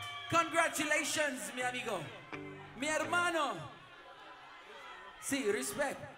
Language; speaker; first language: Spanish; non-native, learner; English